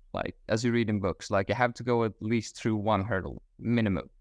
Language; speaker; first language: English; non-native, fluent; Swedish